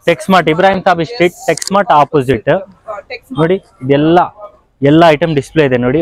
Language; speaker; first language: Kannada; non-native, local second language; Urdu